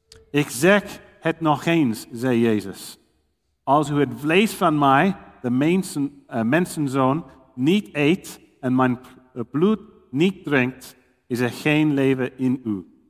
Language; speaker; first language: Dutch; non-native, learner; English